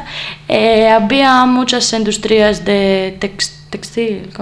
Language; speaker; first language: Spanish; non-native, learner; Greek